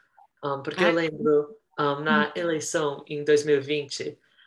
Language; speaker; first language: Portuguese; early bilingual, heritage; Portuguese